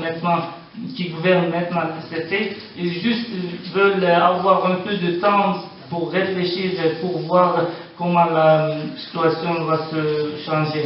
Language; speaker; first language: French; non-native, learner; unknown